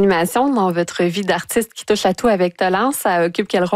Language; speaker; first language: French; native; French